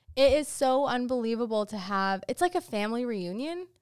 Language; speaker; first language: English; native; English